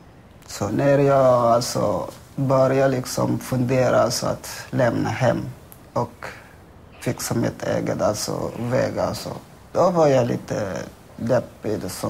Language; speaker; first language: Swedish; non-native, fluent; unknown